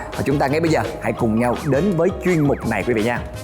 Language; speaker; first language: Vietnamese; native; Vietnamese